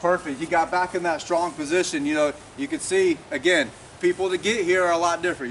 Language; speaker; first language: English; native; English